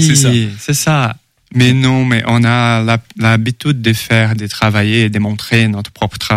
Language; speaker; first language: French; non-native, fluent; Portuguese